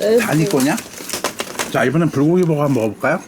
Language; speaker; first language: Korean; native; Korean